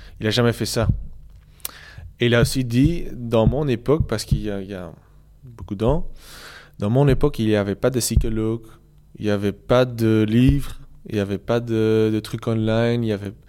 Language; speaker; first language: French; non-native, local second language; Dutch